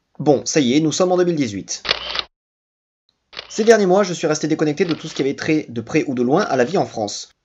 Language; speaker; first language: French; native; French